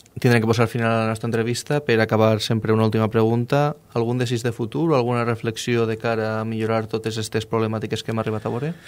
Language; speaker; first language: Catalan; native; Catalan